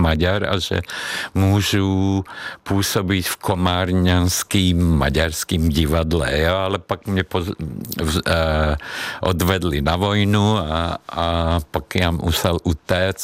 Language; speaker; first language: Czech; non-native, fluent; Hungarian